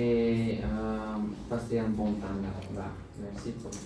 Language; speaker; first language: French; non-native, learner; Bulgarian